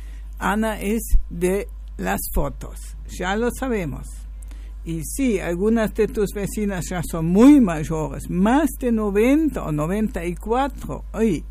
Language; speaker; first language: Spanish; non-native, fluent; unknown